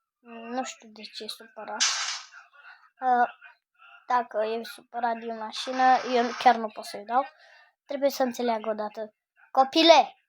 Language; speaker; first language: Romanian; native; Romanian